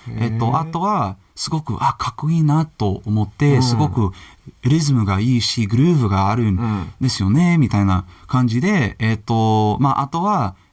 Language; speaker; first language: Japanese; non-native, learner; English